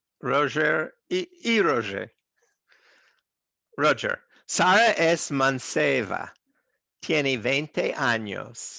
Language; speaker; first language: Spanish; non-native, learner; English